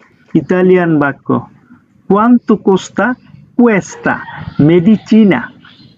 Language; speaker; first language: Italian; non-native, learner; Bangla